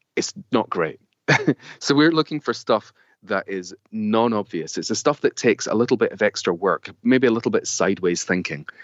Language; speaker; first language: English; native; English